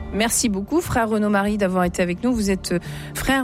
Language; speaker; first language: French; native; French